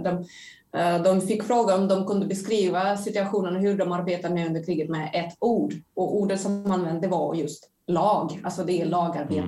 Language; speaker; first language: Swedish; non-native, fluent; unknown